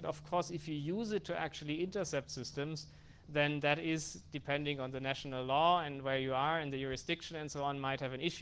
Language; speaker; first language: English; non-native, fluent; German